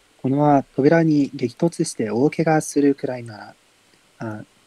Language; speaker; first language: Japanese; non-native, learner; English